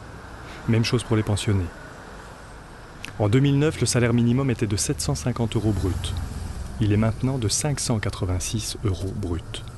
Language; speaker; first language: French; native; French